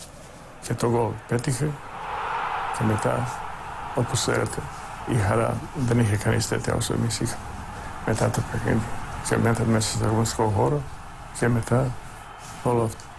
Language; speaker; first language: Greek; non-native, fluent; Croatian